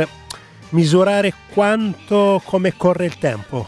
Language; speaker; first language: Italian; native; Italian